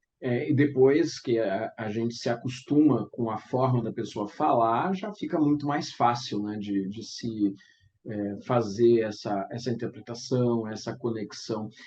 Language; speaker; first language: Portuguese; native; Portuguese